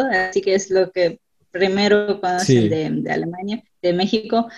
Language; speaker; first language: Spanish; non-native, fluent; German